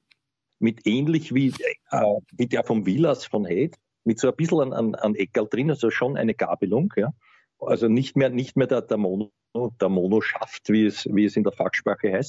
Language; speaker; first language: German; native; German